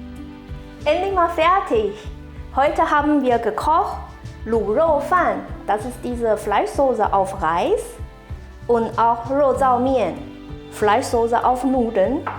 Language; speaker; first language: German; non-native, fluent; Chinese